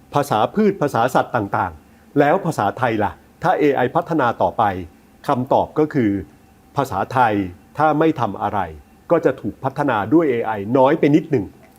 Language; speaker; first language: Thai; native; Thai